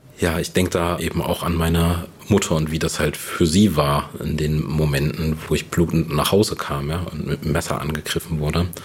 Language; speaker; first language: German; native; German